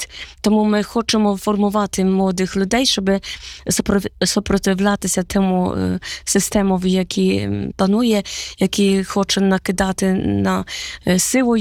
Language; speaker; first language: Polish; non-native, learner; Ukrainian